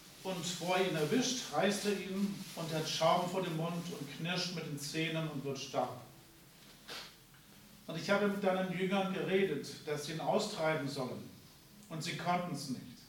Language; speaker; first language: German; native; German